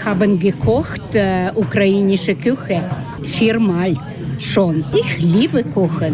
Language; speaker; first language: German; non-native, learner; Ukrainian